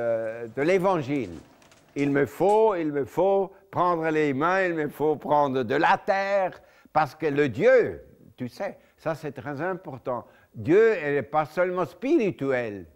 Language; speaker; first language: French; non-native, local second language; German